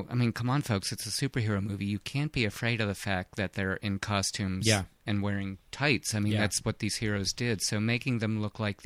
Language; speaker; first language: English; native; English